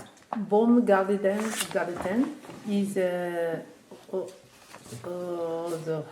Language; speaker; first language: English; non-native, learner; Japanese